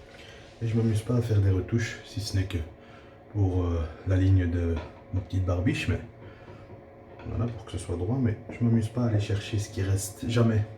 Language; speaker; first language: French; native; French